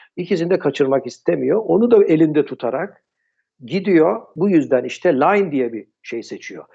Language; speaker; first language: Turkish; early bilingual, heritage; Turkish